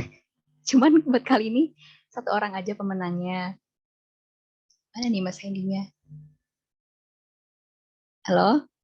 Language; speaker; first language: Indonesian; native; Indonesian